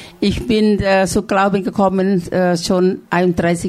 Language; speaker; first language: German; non-native, fluent; Thai